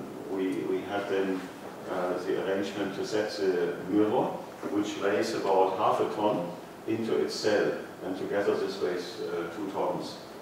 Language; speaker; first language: English; non-native, fluent; German